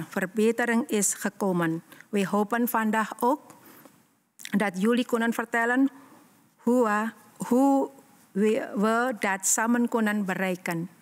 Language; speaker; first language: Dutch; non-native, learner; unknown